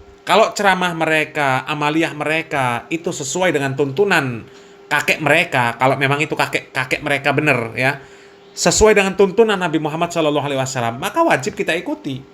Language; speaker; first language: Indonesian; native; Indonesian